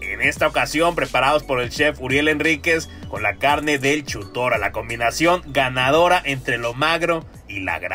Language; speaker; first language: Spanish; native; Spanish